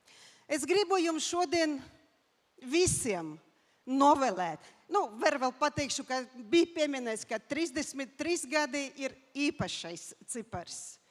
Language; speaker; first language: Latvian; non-native, local second language; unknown